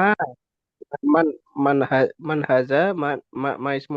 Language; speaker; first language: Arabic; non-native, learner; Indonesian